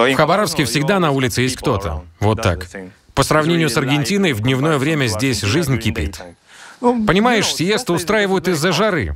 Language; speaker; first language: Russian; non-native, fluent; Spanish